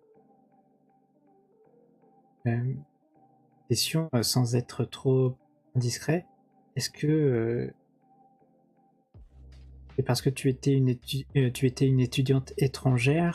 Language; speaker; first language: French; native; French